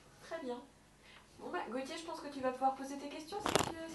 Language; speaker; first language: French; native; French